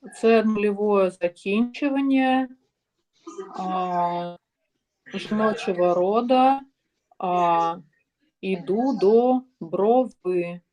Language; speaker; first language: Ukrainian; non-native, learner; Russian